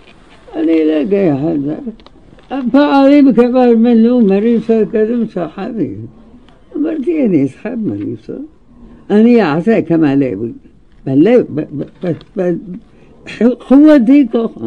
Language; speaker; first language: Hebrew; non-native, fluent; Arabic